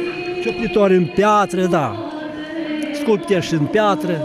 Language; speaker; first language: Romanian; non-native, local second language; Ukrainian